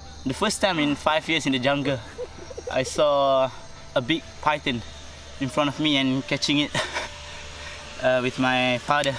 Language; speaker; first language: English; non-native, fluent; Malay